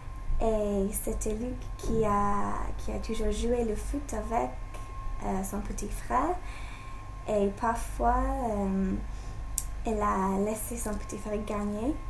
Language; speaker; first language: French; non-native, learner; English